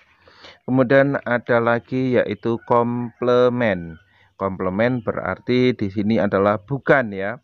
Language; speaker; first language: Indonesian; native; Indonesian